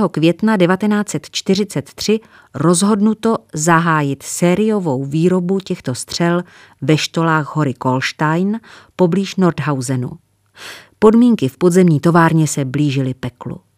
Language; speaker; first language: Czech; native; Czech